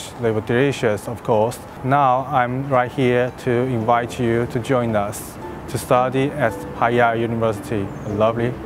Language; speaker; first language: English; non-native, learner; Chinese